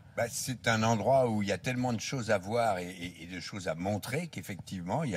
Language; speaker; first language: French; native; French